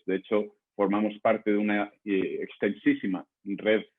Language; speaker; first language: Spanish; native; Spanish